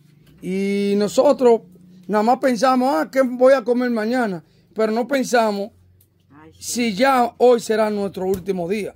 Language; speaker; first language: Spanish; native; Spanish